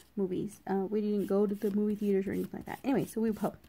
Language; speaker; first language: English; native; English